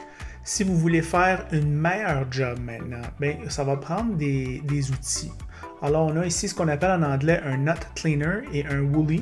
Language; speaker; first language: French; native; French